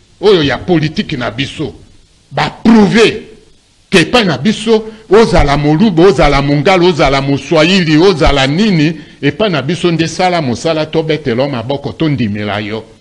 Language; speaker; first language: Lingala; native; Lingala